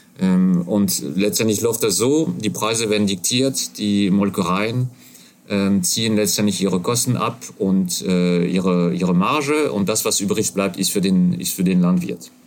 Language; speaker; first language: German; non-native, fluent; French